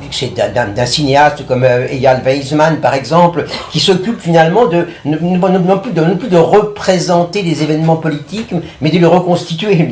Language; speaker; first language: French; native; French